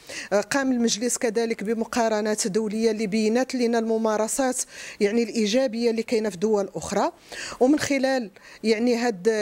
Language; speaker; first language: Arabic; native; Arabic